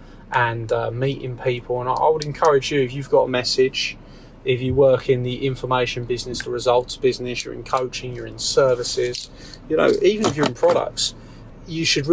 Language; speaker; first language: English; native; English